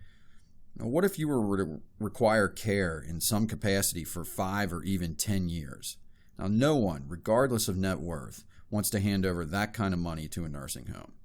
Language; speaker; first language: English; native; English